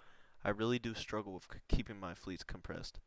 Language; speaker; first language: English; native; English